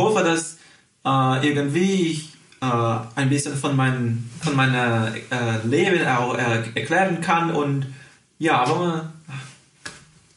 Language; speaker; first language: German; early bilingual, heritage; Portuguese